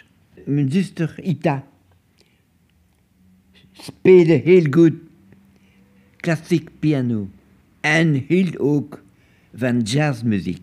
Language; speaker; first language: Dutch; non-native, local second language; French